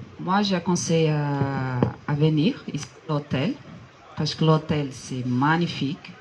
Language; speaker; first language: French; non-native, fluent; Portuguese